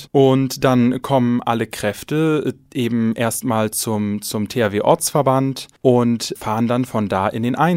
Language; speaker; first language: German; native; German